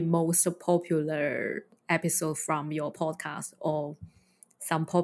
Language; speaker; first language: English; non-native, fluent; Chinese